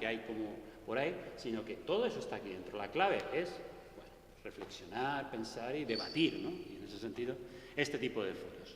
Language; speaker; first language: Spanish; native; Spanish